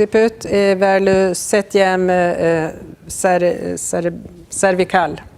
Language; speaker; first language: French; non-native, fluent; Swedish